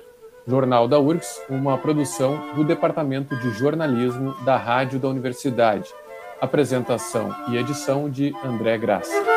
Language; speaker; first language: Portuguese; native; Portuguese